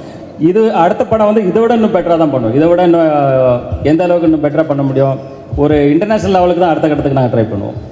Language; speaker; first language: Tamil; native; Tamil